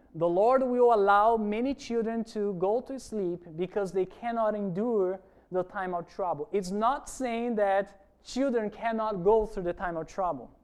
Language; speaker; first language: English; non-native, fluent; Portuguese